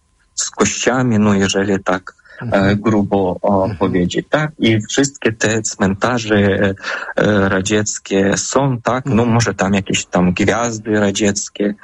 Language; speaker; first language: Polish; non-native, fluent; Ukrainian